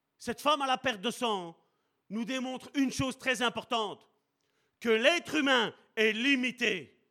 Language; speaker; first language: French; early bilingual, other home language; Italian